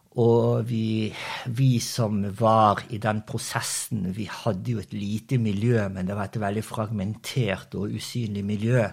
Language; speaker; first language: Norwegian; early bilingual, other home language; Portuguese